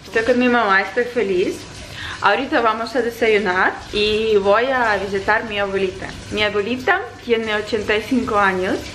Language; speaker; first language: Spanish; non-native, fluent; Ukrainian